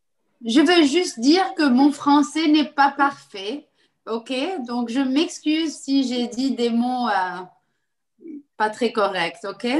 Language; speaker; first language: French; non-native, local second language; Arabic